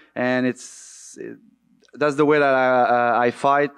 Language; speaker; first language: English; native; English